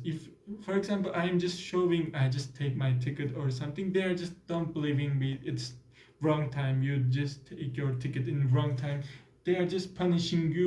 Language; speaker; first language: English; non-native, learner; Turkish